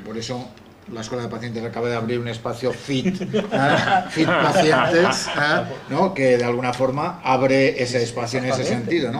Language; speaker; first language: Spanish; native; Spanish